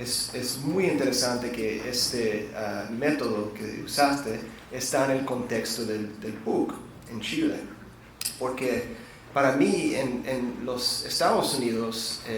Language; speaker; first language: Spanish; non-native, fluent; English